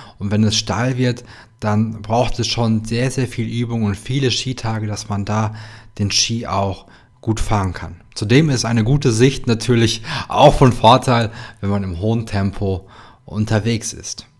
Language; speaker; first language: German; native; German